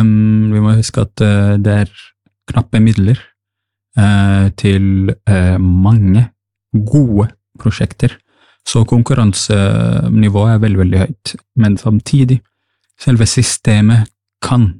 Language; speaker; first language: Norwegian; non-native, fluent; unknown